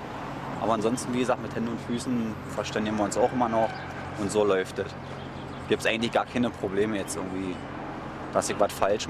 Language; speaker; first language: German; native; German